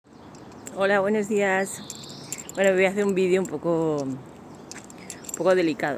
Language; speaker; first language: Spanish; native; Spanish